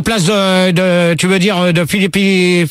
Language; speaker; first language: French; native; French